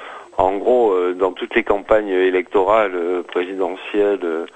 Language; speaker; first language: French; native; French